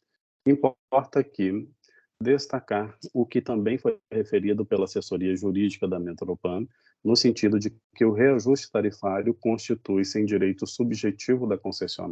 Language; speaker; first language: Portuguese; native; Portuguese